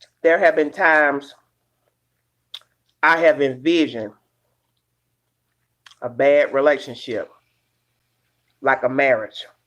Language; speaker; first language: English; native; English